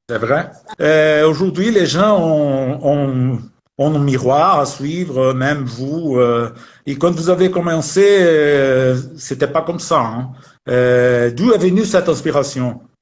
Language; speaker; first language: French; non-native, learner; Portuguese